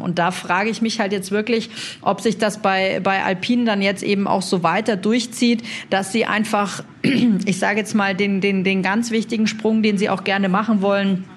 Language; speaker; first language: German; native; German